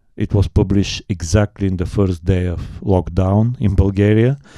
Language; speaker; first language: English; non-native, fluent; Bulgarian